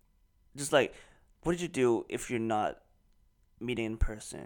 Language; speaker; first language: English; non-native, local second language; Cantonese